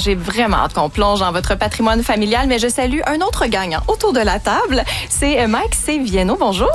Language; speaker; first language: French; native; French